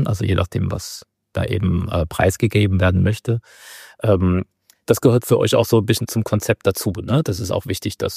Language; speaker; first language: German; native; German